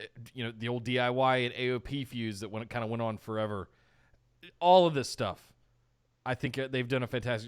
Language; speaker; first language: English; native; English